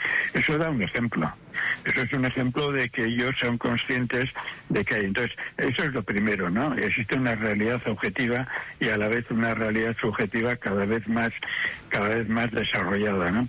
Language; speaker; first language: Spanish; native; Spanish